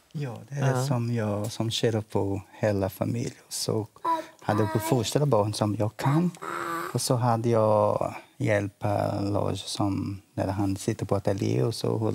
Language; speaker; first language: Swedish; non-native, learner; Portuguese